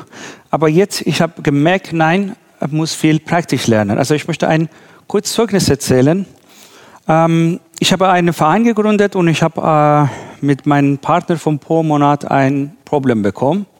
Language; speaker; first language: German; non-native, learner; Persian